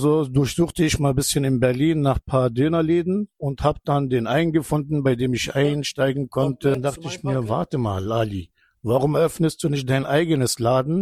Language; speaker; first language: German; non-native, fluent; Turkish